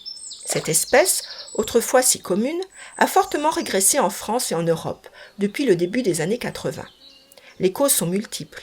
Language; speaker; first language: French; native; French